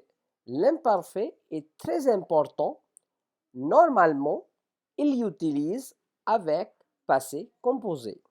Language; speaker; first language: French; non-native, fluent; Hindi